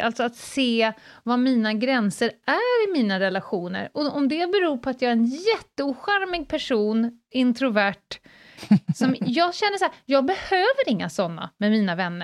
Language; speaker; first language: Swedish; native; Swedish